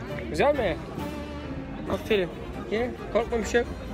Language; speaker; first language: Turkish; native; Turkish